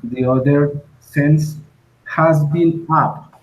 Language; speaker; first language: English; non-native, learner; Spanish